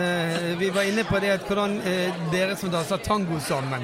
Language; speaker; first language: Norwegian; native; Norwegian